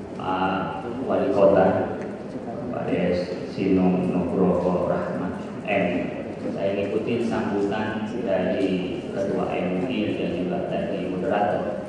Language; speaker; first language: Indonesian; non-native, local second language; Madurese